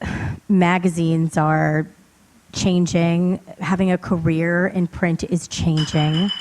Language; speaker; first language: English; native; English